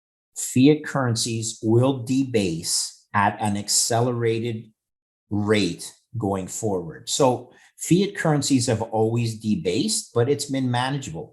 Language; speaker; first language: English; native; English